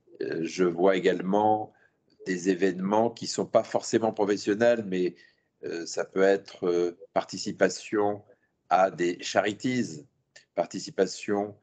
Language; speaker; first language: French; native; French